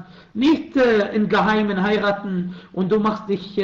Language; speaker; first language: German; non-native, fluent; Arabic